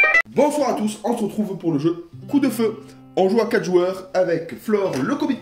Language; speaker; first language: French; native; French